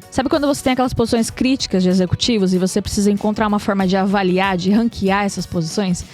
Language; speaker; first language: Portuguese; native; Portuguese